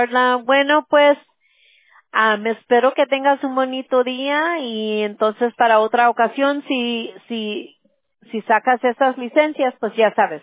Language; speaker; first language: Spanish; early bilingual, other home language; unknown